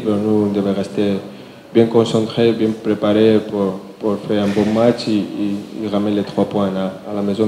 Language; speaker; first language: French; non-native, learner; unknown